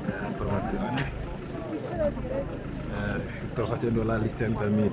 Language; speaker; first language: Italian; non-native, learner; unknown